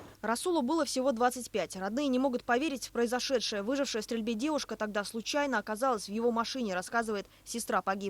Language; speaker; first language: Russian; native; Russian